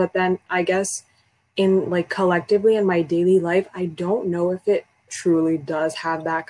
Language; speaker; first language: English; early bilingual, other home language; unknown